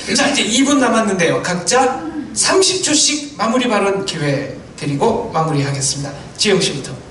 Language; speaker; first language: Korean; native; Korean